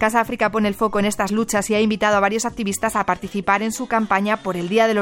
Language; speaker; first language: Spanish; native; Spanish